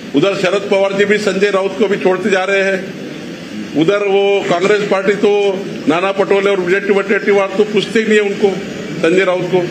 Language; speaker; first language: Hindi; non-native, local second language; Marathi